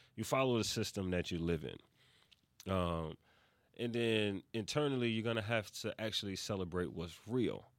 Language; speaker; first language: English; native; English